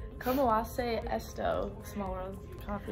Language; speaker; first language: Spanish; non-native, learner; English